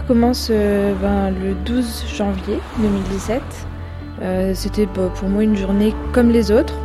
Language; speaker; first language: French; native; French